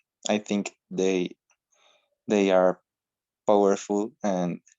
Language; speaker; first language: English; non-native, learner; Spanish